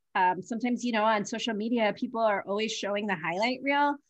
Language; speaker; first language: English; early bilingual, other home language; Hindi